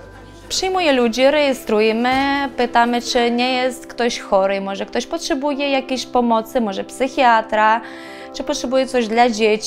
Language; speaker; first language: Polish; non-native, learner; Ukrainian